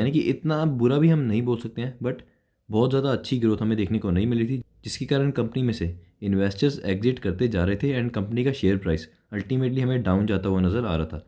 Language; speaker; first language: Hindi; native; Hindi